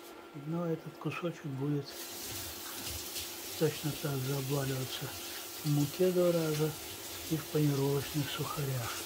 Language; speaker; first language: Russian; native; Russian